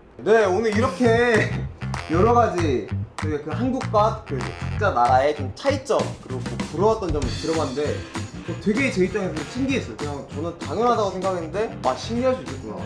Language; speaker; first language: Korean; native; Korean